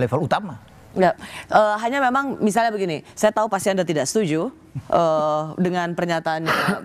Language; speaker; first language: Indonesian; native; Indonesian